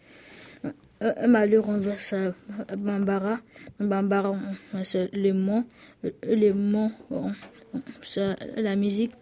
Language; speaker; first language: French; non-native, learner; Soninke